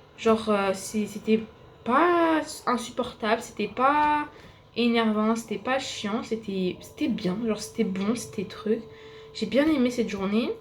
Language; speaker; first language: French; native; French